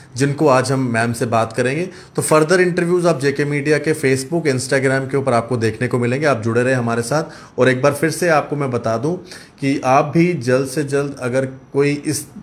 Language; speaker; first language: Hindi; native; Hindi